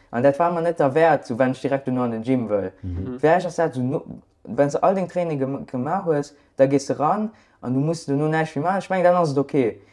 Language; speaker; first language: Luxembourgish; native; Luxembourgish